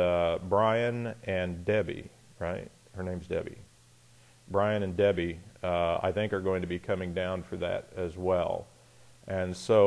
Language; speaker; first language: English; native; English